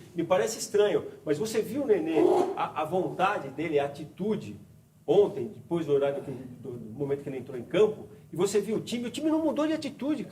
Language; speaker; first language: Portuguese; native; Portuguese